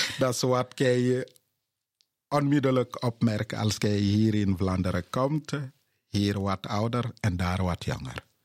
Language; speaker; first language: Dutch; non-native, fluent; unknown